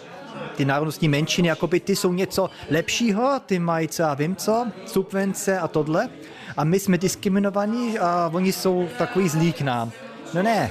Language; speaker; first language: Czech; early bilingual, heritage; Czech